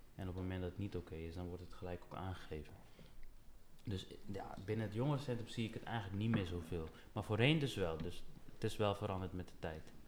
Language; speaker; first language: Dutch; early bilingual, other home language; Papiamento